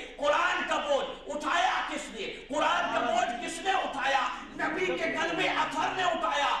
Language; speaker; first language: Urdu; non-native, local second language; Pashto